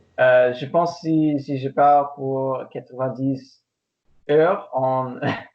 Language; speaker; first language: French; non-native, learner; English